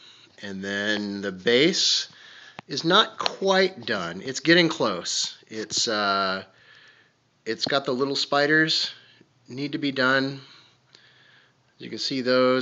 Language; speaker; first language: English; native; English